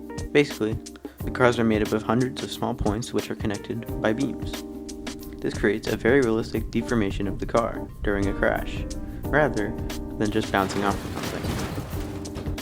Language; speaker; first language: English; native; English